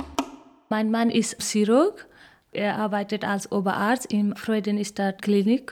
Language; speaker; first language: German; non-native, learner; Nepali